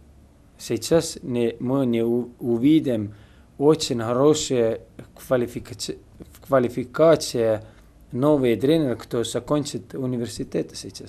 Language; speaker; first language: Russian; non-native, learner; Estonian